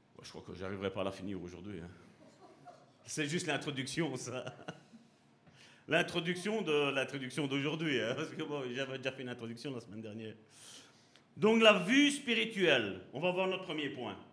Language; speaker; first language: French; native; French